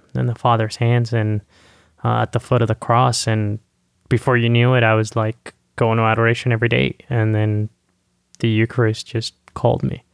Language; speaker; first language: English; non-native, fluent; Spanish